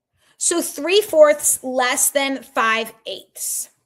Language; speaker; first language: English; native; English